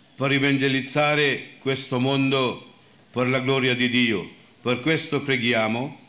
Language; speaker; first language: Italian; non-native, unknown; Sinhala